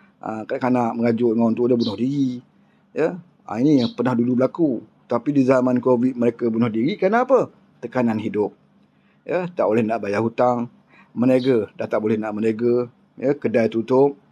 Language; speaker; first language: Malay; native; Malay